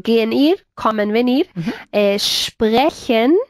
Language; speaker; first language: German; non-native, fluent; Spanish